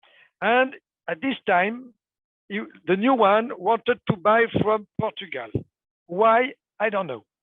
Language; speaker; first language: English; non-native, fluent; French